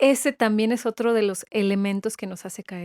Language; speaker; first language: Spanish; native; Spanish